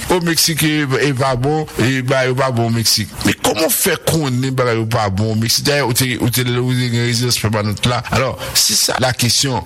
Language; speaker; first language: French; non-native, local second language; Haitian Creole